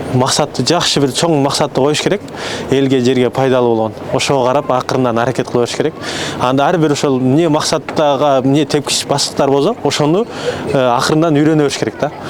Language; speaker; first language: Kyrgyz; native; Kyrgyz